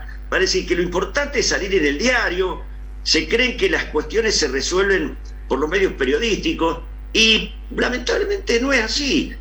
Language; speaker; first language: Spanish; native; Spanish